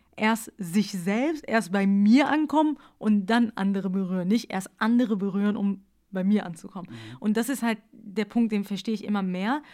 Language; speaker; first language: German; early bilingual, other home language; Persian